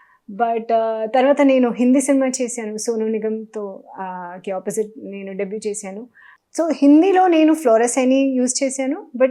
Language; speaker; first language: Telugu; non-native, learner; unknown